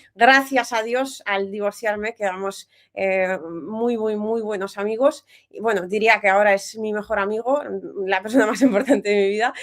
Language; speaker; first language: Spanish; non-native, fluent; Russian